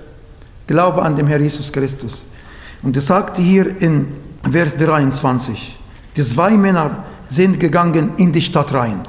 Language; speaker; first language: German; non-native, fluent; Arabic